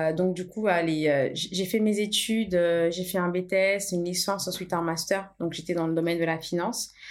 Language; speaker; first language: French; non-native, fluent; Portuguese